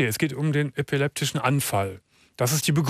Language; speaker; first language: German; native; German